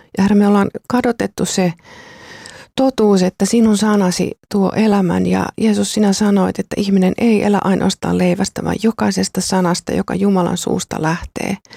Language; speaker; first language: Finnish; native; Finnish